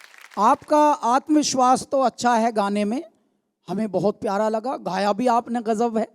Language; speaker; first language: Hindi; native; Hindi